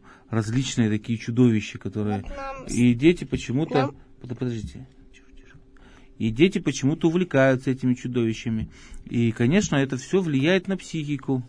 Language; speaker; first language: Russian; native; Russian